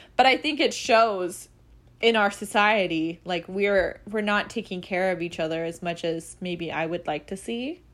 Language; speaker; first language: English; native; English